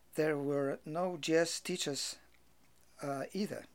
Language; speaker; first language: English; non-native, fluent; Polish